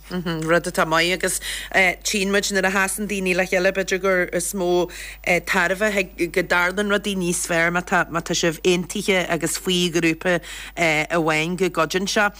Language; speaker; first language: Irish; native; Irish